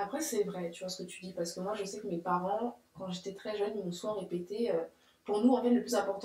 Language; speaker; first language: French; native; French